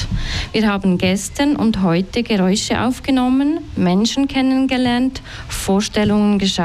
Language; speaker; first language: German; native; German